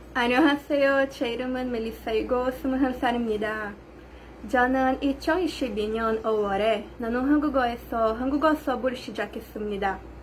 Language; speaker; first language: Korean; non-native, learner; Portuguese